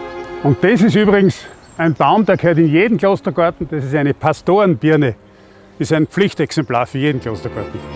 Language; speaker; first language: German; native; German